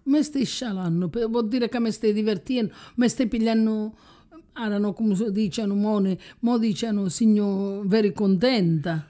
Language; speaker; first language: Italian; native; Italian